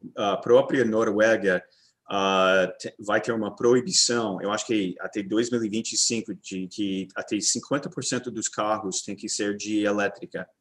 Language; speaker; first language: Portuguese; non-native, fluent; English